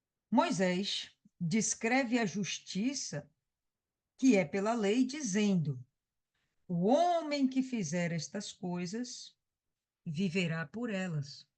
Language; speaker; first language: Portuguese; native; Portuguese